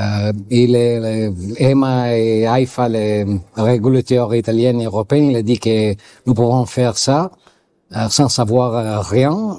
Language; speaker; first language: French; non-native, learner; Italian